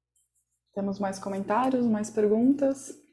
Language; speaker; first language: Portuguese; native; Portuguese